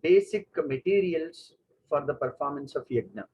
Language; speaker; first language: English; non-native, local second language; Kannada